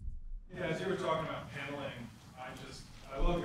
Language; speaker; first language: English; native; English